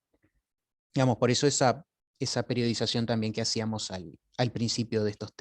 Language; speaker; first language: Spanish; native; Spanish